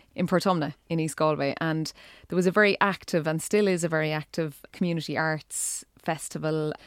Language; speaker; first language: English; native; English